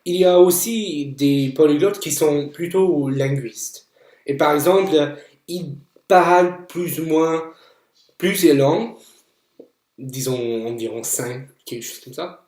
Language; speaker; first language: French; non-native, fluent; English